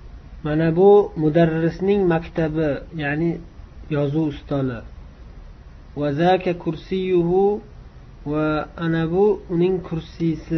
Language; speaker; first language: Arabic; non-native, fluent; Uzbek